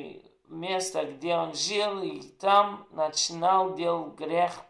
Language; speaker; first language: Russian; non-native, learner; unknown